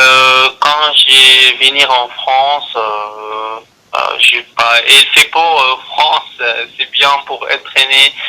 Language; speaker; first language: French; non-native, learner; Arabic